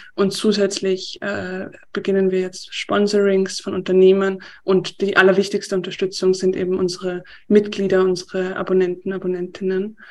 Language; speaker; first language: German; native; German